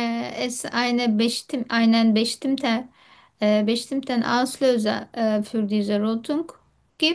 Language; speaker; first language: German; non-native, learner; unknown